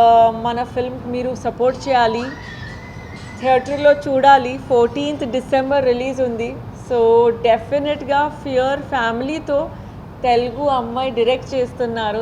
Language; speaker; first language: Telugu; non-native, fluent; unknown